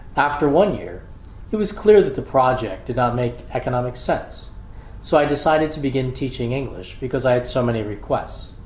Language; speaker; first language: English; native; English